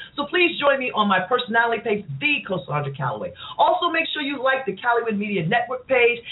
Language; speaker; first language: English; native; English